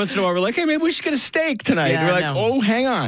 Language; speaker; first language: English; native; English